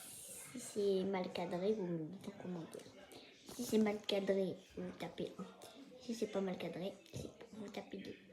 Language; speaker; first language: French; native; French